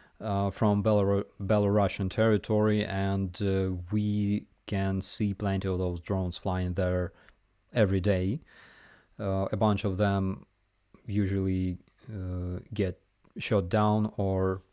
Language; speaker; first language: English; non-native, fluent; Ukrainian